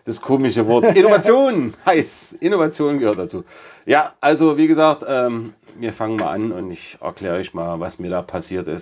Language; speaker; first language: German; native; German